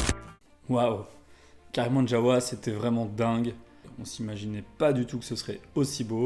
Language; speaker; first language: French; native; French